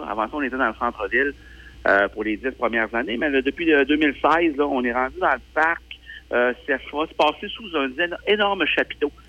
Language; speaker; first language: French; native; French